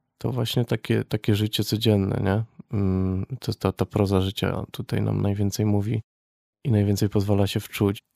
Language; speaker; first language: Polish; native; Polish